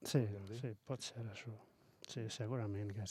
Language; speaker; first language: Catalan; non-native, fluent; Arabic